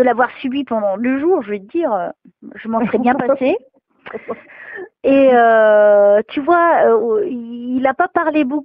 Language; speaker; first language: French; native; French